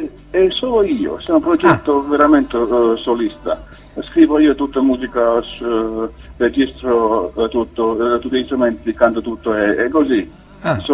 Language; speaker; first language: Italian; non-native, learner; Finnish